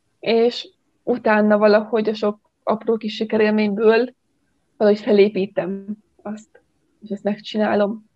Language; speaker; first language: Hungarian; native; Hungarian